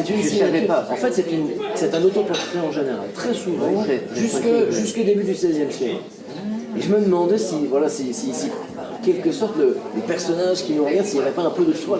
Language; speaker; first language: French; native; French